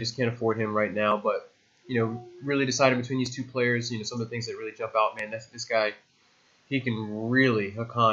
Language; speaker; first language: English; native; English